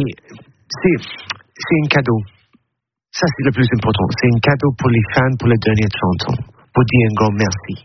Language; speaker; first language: French; non-native, learner; English